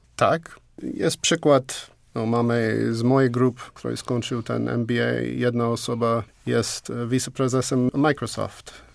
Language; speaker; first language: Polish; non-native, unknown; English